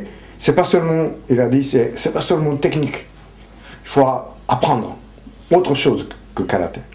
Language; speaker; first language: French; non-native, fluent; Japanese